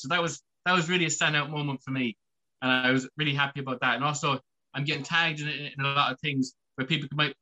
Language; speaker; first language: English; native; English